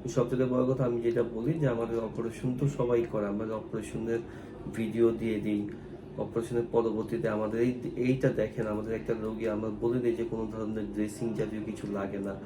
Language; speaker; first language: Bangla; native; Bangla